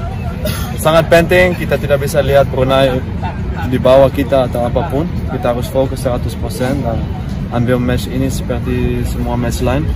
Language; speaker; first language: Indonesian; non-native, fluent; Dutch